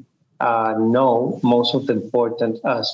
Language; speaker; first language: English; non-native, fluent; Spanish